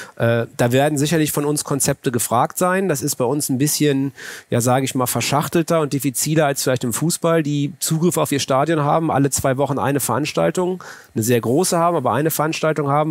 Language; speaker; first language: German; native; German